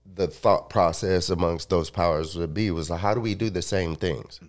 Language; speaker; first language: English; early bilingual, other home language; Spanish